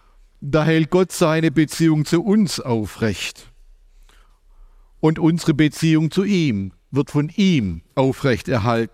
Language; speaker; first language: German; native; German